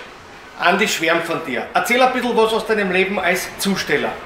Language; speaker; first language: German; native; German